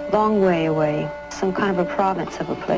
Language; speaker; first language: English; native; English